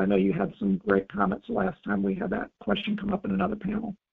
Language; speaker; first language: English; native; English